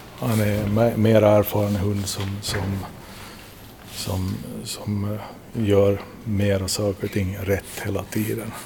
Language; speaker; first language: Swedish; native; Swedish